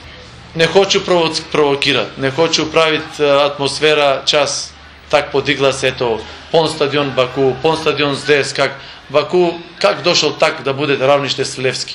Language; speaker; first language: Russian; non-native, learner; Macedonian